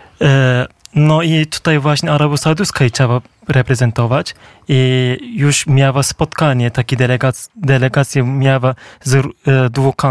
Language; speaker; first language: Polish; non-native, fluent; Turkish